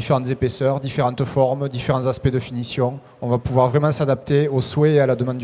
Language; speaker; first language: French; native; French